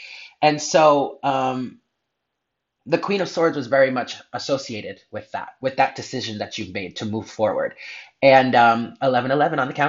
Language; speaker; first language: English; native; English